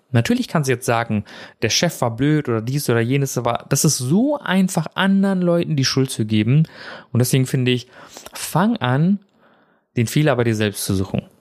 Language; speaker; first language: German; early bilingual, other home language; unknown